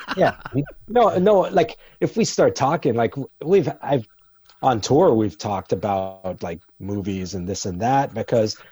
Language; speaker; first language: English; native; English